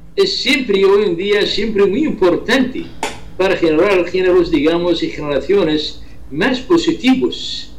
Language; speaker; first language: Spanish; non-native, fluent; Arabic